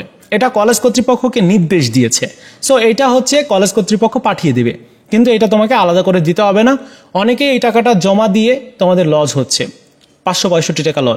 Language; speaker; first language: Bangla; native; Bangla